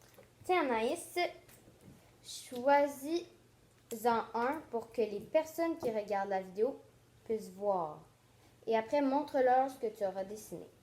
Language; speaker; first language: French; native; French